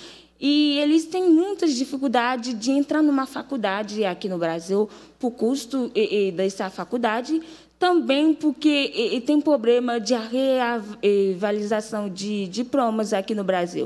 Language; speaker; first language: Portuguese; non-native, fluent; Haitian Creole